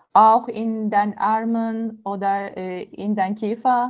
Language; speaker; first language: German; non-native, learner; Turkish